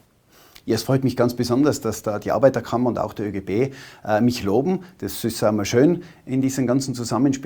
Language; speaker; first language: German; native; German